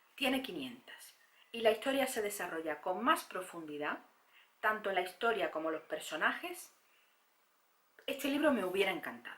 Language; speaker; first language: Spanish; native; Spanish